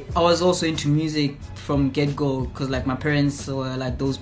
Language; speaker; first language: English; non-native, local second language; Zulu